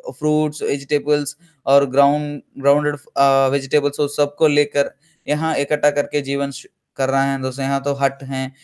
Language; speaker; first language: Hindi; non-native, local second language; Telugu